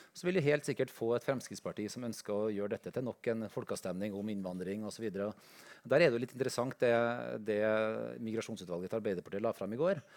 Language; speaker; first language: Norwegian; native; Norwegian